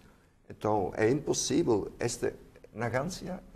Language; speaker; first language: Portuguese; non-native, fluent; Dutch